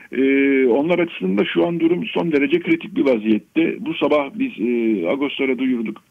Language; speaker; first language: Turkish; native; Turkish